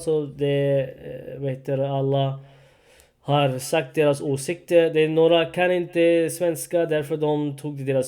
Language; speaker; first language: Swedish; non-native, learner; Urdu